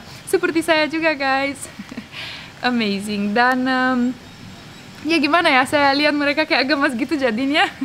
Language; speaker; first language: Indonesian; non-native, fluent; Romanian